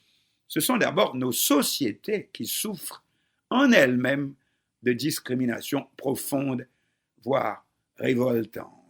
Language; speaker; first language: French; non-native, local second language; Haitian Creole